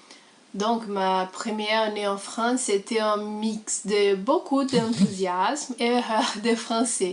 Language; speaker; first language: French; non-native, learner; Portuguese